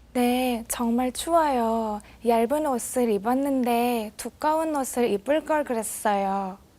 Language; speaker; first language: Korean; non-native, learner; Thai